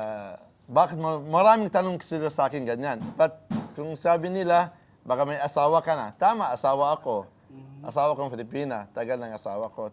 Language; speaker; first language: Filipino; non-native, learner; Arabic